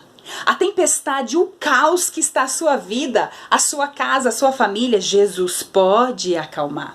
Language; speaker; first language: Portuguese; native; Portuguese